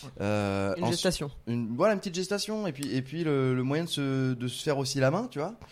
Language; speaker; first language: French; native; French